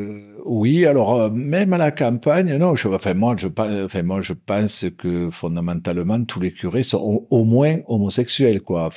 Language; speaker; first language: French; native; French